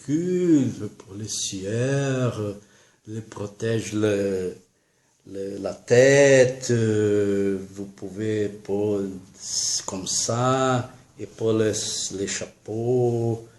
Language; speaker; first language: French; non-native, learner; Portuguese